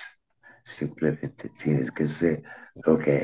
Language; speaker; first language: Spanish; non-native, fluent; Italian